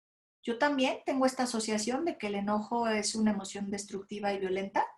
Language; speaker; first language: Spanish; native; Spanish